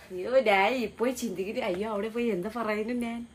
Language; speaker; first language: Malayalam; non-native, learner; Nepali